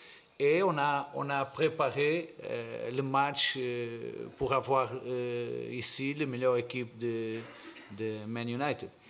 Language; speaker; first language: French; non-native, learner; Portuguese